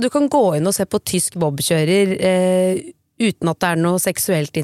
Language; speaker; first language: Norwegian; native; Norwegian